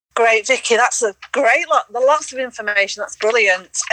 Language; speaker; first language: English; native; English